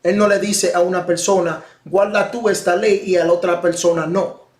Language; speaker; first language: Spanish; non-native, fluent; English